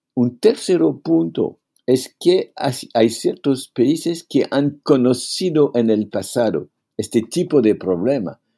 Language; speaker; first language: Spanish; non-native, fluent; French